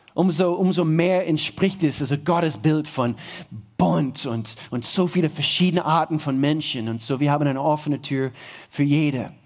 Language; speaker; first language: German; non-native, fluent; English